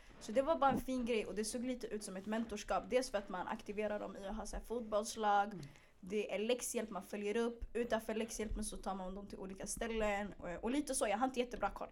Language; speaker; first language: Swedish; early bilingual, other home language; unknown